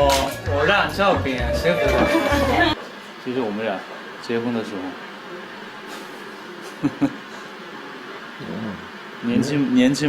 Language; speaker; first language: Chinese; non-native, fluent; Japanese